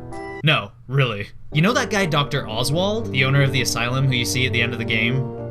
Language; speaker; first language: English; native; English